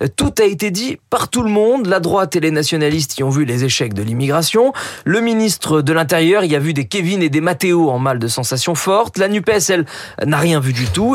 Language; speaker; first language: French; native; French